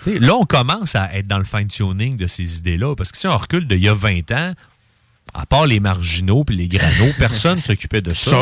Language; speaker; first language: French; native; French